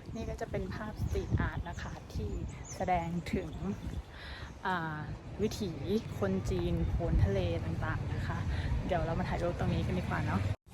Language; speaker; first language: Thai; native; Thai